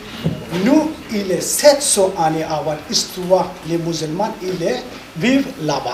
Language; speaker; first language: French; non-native, learner; Rohingya